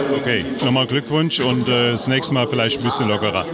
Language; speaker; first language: German; native; German